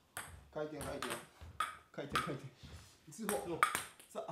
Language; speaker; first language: Japanese; native; Japanese